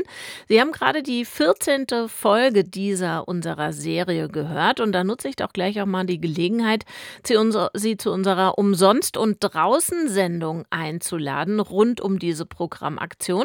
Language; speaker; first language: German; native; German